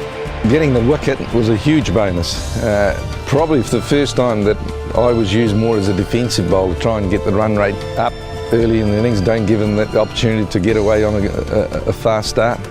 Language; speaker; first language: English; native; English